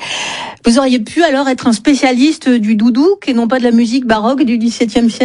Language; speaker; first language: French; native; French